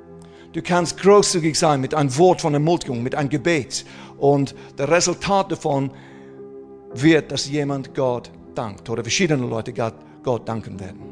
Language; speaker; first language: German; non-native, fluent; English